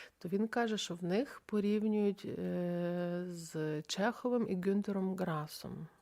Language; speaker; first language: Ukrainian; native; Ukrainian